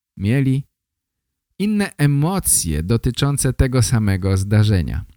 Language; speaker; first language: Polish; native; Polish